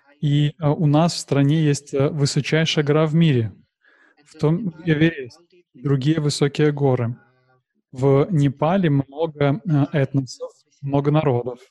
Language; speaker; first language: Russian; non-native, learner; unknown